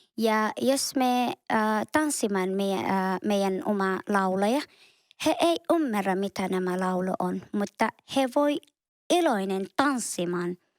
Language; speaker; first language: Finnish; non-native, learner; Somali